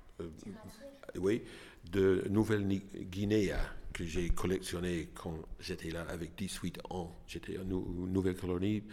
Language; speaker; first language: French; non-native, learner; English